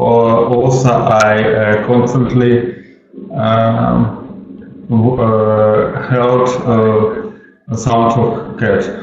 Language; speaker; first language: English; non-native, learner; Russian